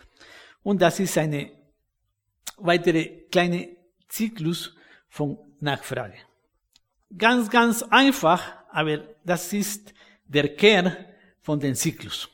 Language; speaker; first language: German; non-native, fluent; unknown